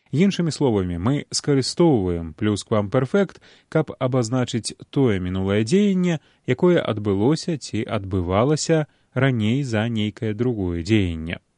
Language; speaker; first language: Belarusian; native; Belarusian